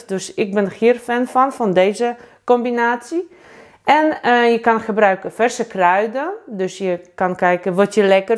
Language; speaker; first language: Dutch; non-native, fluent; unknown